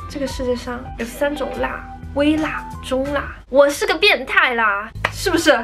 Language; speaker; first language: Chinese; native; Chinese